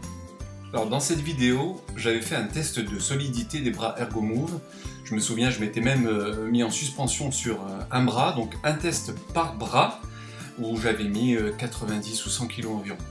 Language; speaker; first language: French; native; French